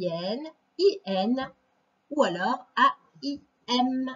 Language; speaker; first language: French; native; French